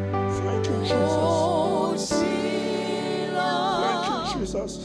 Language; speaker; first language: English; non-native, local second language; Southern Sotho